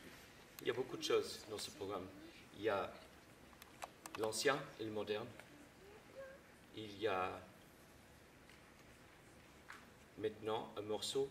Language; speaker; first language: French; non-native, fluent; English